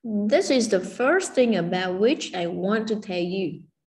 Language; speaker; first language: English; non-native, fluent; Vietnamese